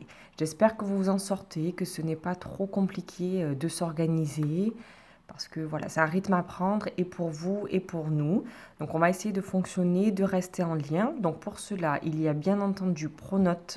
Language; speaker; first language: French; native; French